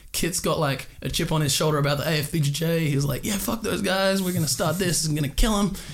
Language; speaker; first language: English; native; English